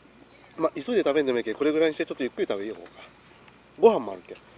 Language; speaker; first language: Japanese; native; Japanese